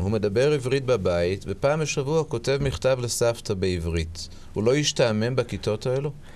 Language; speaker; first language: Hebrew; native; Hebrew